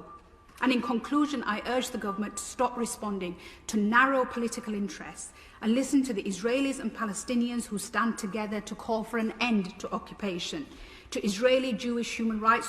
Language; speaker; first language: English; native; English